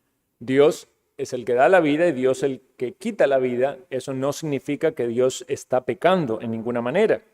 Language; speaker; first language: Spanish; native; Spanish